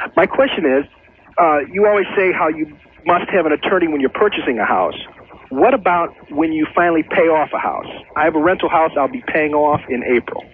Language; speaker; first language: English; native; English